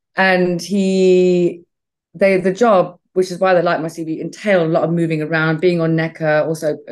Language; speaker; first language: English; native; English